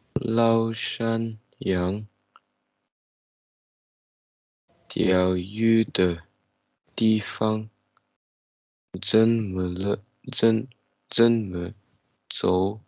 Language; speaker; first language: Chinese; non-native, learner; Tibetan